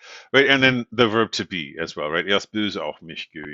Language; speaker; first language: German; non-native, fluent; English